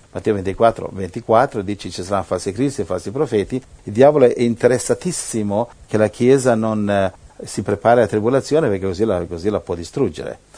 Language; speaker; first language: Italian; native; Italian